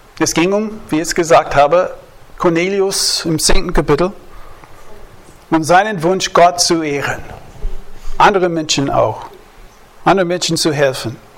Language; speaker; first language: German; non-native, fluent; English